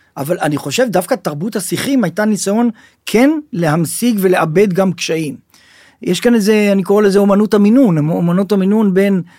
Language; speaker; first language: Hebrew; native; Hebrew